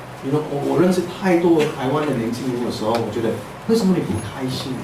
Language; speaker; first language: Chinese; early bilingual, heritage; English